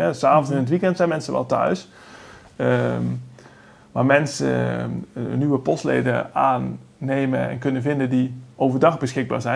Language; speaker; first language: Dutch; native; Dutch